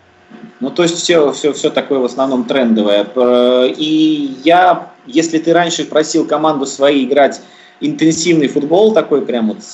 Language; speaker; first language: Russian; native; Russian